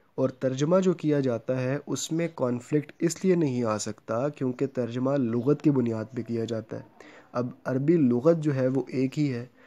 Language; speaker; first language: Urdu; native; Urdu